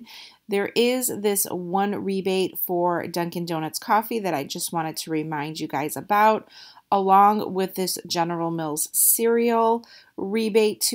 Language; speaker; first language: English; native; English